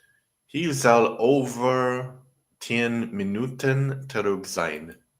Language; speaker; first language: Dutch; non-native, learner; English